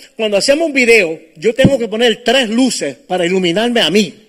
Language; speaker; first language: Spanish; early bilingual, heritage; Spanish